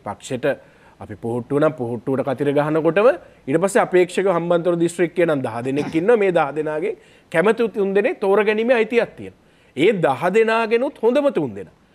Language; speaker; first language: Sinhala; native; Sinhala